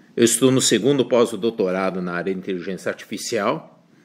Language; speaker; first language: Portuguese; early bilingual, other home language; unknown